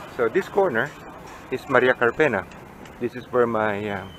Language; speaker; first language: English; non-native, local second language; Filipino